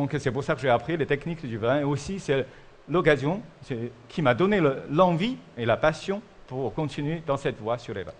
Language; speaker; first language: French; non-native, fluent; Chinese